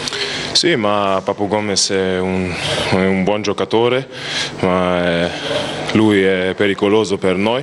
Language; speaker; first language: Italian; non-native, learner; German